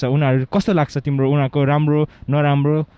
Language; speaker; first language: Nepali; early bilingual, heritage; Nepali